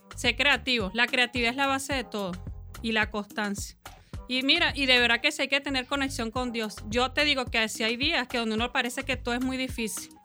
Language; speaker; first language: Spanish; early bilingual, other home language; Portuguese